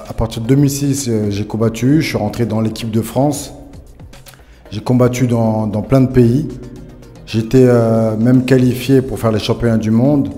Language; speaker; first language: French; early bilingual, other home language; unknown